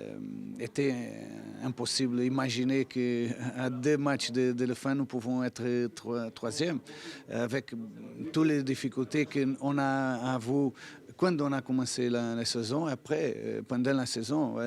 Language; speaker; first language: French; non-native, fluent; Portuguese